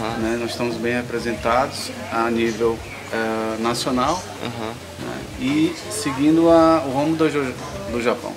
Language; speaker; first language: Portuguese; native; Portuguese